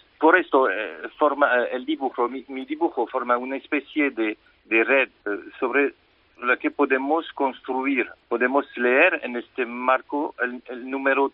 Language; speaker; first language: Spanish; early bilingual, heritage; French